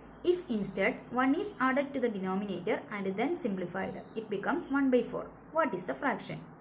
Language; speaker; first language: English; non-native, local second language; Malayalam